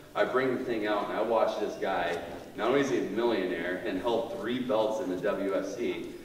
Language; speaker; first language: English; native; English